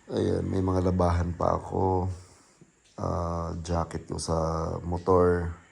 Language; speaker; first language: Filipino; non-native, local second language; Cebuano